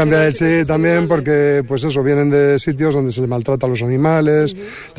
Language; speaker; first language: Spanish; native; Spanish